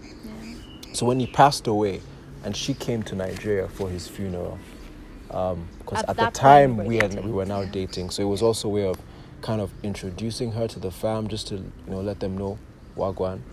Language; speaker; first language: English; non-native, local second language; Yoruba